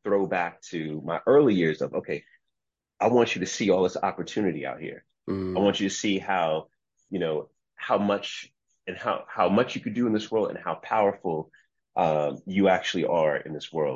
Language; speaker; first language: English; native; English